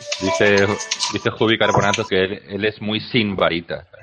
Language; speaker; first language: Spanish; native; Spanish